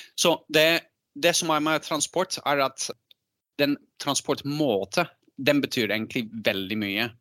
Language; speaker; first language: Norwegian; non-native, fluent; Dutch